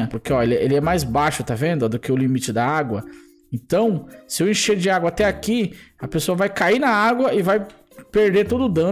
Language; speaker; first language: Portuguese; native; Portuguese